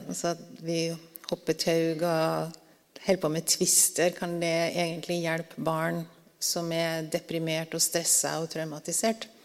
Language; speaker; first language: Norwegian; native; Norwegian